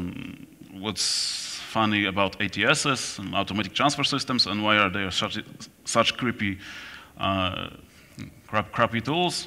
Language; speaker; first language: English; non-native, fluent; Polish